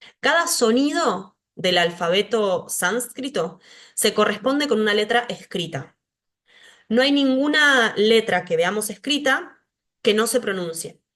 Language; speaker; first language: Spanish; native; Spanish